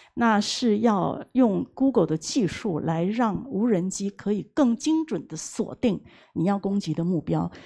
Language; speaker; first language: Chinese; native; Chinese